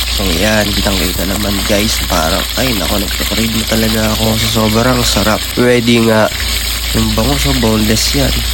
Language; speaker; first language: Filipino; native; Filipino